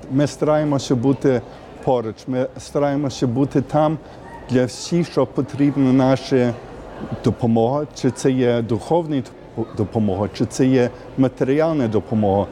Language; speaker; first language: Ukrainian; early bilingual, heritage; Ukrainian